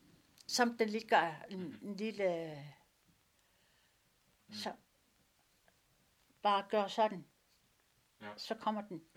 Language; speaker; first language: Danish; non-native, local second language; Kalaallisut